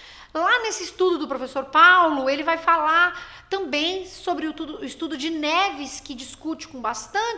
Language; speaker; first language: Portuguese; native; Portuguese